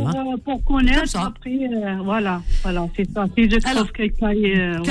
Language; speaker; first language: French; non-native, learner; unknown